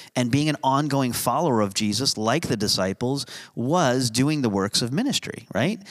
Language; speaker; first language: English; native; English